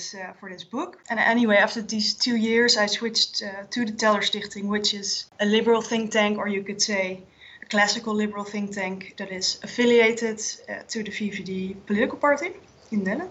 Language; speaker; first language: English; non-native, fluent; Dutch